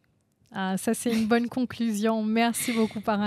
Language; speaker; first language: French; non-native, local second language; Réunion Creole French